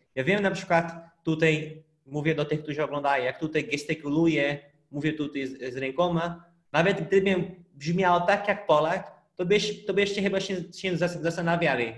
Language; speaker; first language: Polish; non-native, fluent; Portuguese